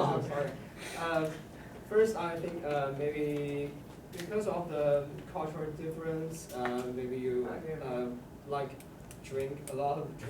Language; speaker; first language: English; non-native, learner; Chinese